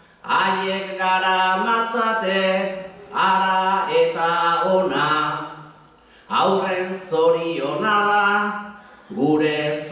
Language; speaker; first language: Basque; native; Basque